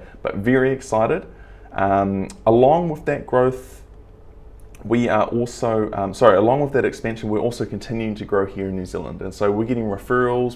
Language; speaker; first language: English; native; English